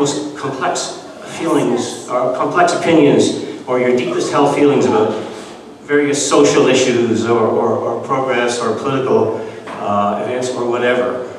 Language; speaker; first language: English; native; English